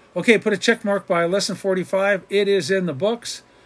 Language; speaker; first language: English; native; English